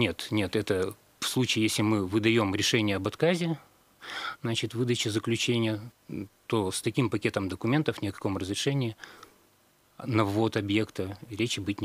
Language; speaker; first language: Russian; native; Russian